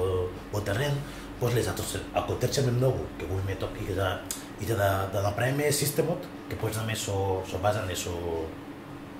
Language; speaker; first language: Macedonian; non-native, learner; Spanish